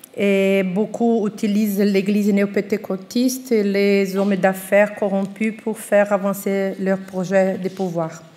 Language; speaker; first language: French; non-native, fluent; Portuguese